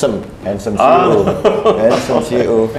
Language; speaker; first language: English; non-native, learner; Indonesian